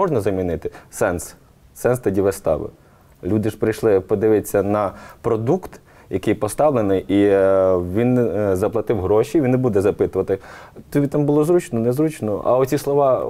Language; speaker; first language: Ukrainian; native; Ukrainian